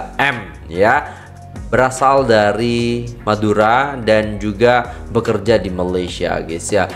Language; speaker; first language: Indonesian; native; Indonesian